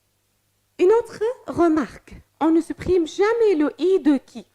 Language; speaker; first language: French; non-native, fluent; Arabic